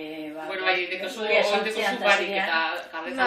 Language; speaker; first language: Basque; non-native, local second language; Spanish